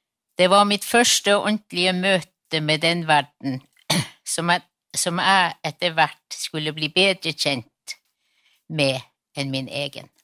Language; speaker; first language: Norwegian; non-native, local second language; Northern Sami